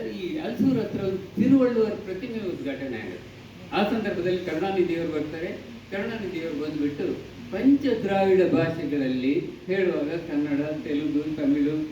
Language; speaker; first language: Kannada; non-native, local second language; Tulu